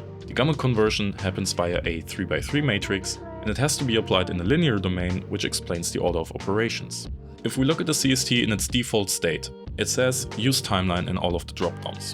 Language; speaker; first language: English; non-native, fluent; German